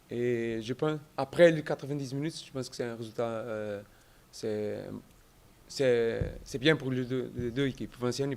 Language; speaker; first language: French; non-native, learner; Portuguese